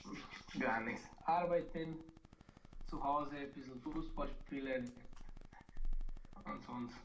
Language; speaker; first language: German; non-native, learner; Romanian